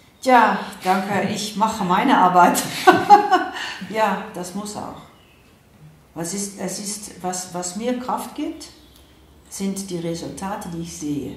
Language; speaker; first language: German; non-native, fluent; Dutch